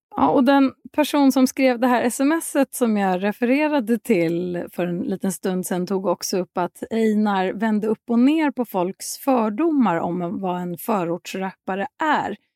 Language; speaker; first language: Swedish; native; Swedish